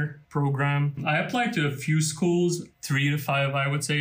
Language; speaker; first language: English; non-native, fluent; Lithuanian